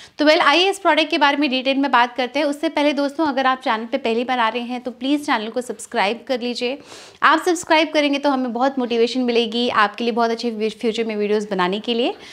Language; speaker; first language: Hindi; native; Hindi